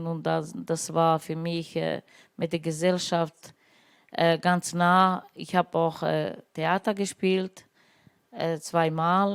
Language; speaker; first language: German; non-native, learner; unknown